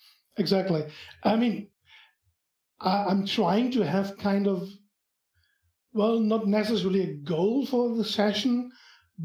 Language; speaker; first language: English; non-native, fluent; German